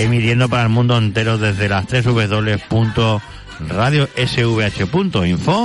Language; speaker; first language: Spanish; native; Spanish